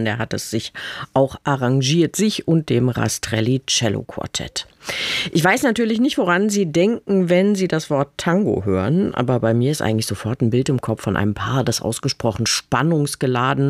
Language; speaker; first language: German; native; German